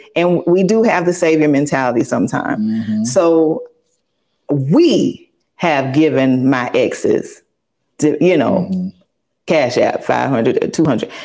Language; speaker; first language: English; native; English